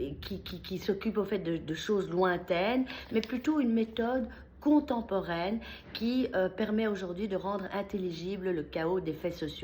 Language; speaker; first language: French; native; French